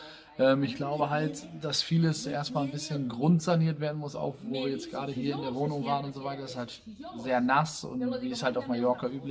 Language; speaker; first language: German; native; German